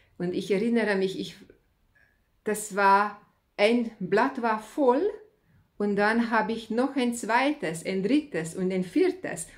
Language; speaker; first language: German; non-native, fluent; Hungarian